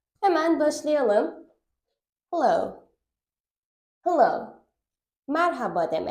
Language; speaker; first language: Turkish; non-native, fluent; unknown